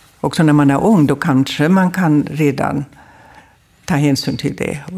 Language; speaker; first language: Swedish; non-native, fluent; German